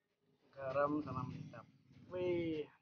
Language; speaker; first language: Indonesian; native; Indonesian